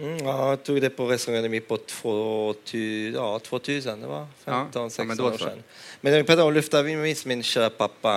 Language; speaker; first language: Swedish; non-native, fluent; French